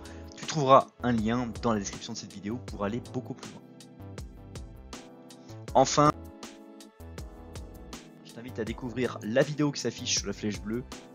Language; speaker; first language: French; native; French